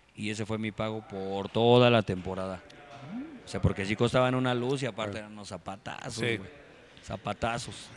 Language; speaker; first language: Spanish; native; Spanish